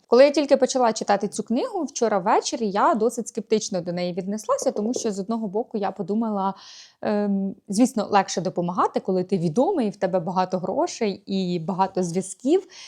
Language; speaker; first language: Ukrainian; native; Ukrainian